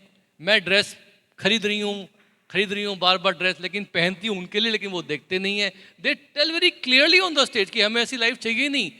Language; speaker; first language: Hindi; native; Hindi